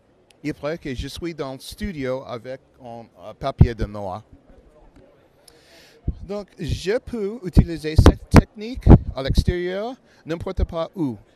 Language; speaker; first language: French; non-native, learner; English